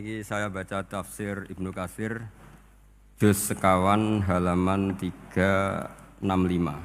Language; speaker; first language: Indonesian; non-native, local second language; Javanese